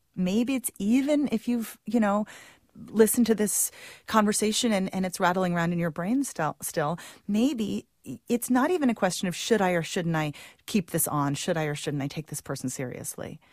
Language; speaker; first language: English; native; English